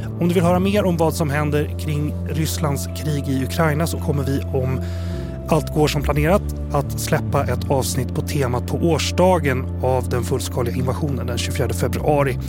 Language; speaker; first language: Swedish; native; Swedish